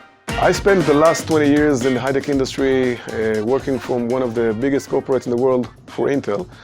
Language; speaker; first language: English; non-native, fluent; Hebrew